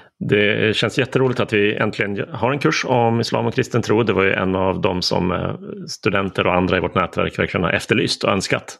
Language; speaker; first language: Swedish; native; Swedish